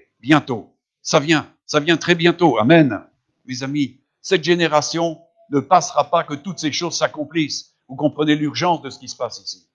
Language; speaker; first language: French; native; French